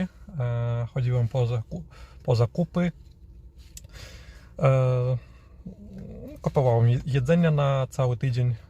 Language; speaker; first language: Polish; non-native, fluent; Ukrainian